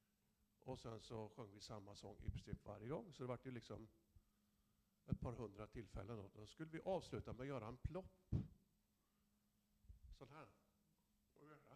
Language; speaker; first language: Swedish; native; Swedish